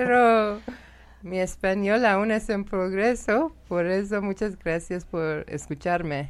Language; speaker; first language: Spanish; non-native, learner; Persian